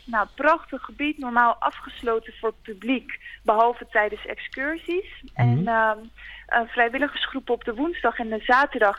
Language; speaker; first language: Dutch; native; Dutch